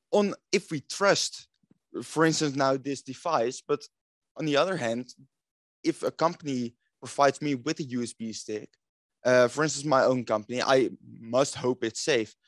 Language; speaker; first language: English; non-native, fluent; Dutch